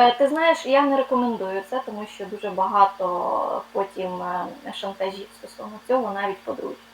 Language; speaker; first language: Ukrainian; non-native, local second language; Russian